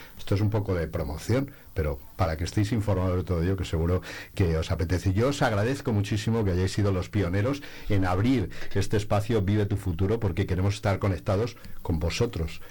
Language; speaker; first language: Spanish; native; Spanish